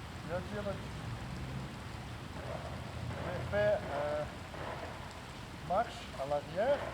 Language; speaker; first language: French; non-native, learner; Chinese